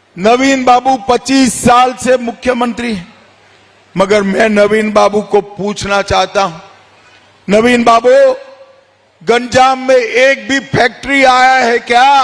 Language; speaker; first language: Hindi; non-native, local second language; Gujarati